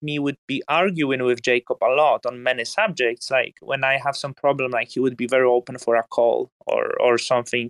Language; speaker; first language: English; non-native, fluent; Polish